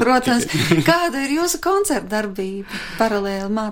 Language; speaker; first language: Latvian; native; Latvian